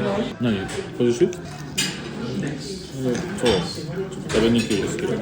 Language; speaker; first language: Japanese; non-native, fluent; French